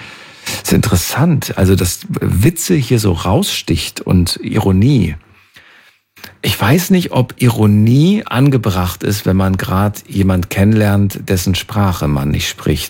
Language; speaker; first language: German; native; German